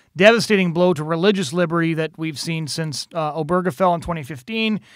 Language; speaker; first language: English; native; English